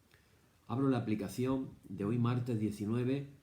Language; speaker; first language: Spanish; native; Spanish